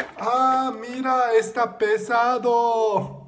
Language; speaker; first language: Spanish; non-native, learner; Japanese